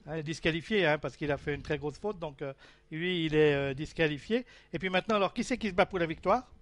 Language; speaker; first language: French; native; French